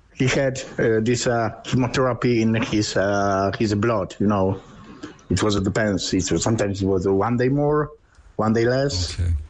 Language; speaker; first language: English; non-native, learner; Polish